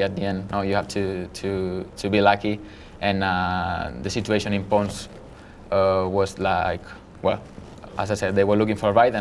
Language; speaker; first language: English; non-native, fluent; Spanish